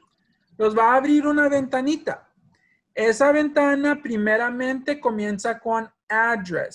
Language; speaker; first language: Spanish; early bilingual, heritage; Spanish